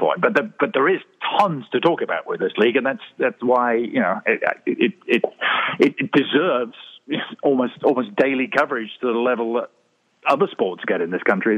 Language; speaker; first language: English; native; English